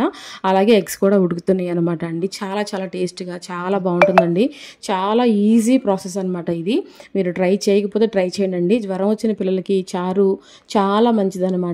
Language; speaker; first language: Telugu; native; Telugu